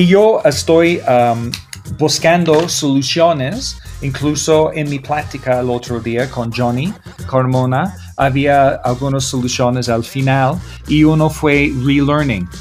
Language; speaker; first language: Spanish; non-native, learner; English